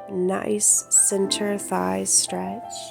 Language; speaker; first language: English; native; English